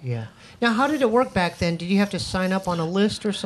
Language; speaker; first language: English; native; English